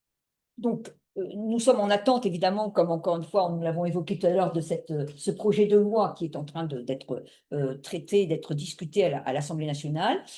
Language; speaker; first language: French; native; French